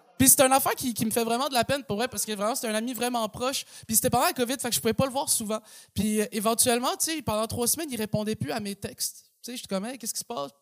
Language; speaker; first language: French; early bilingual, other home language; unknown